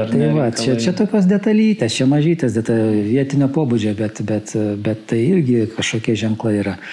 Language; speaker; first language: Lithuanian; native; Lithuanian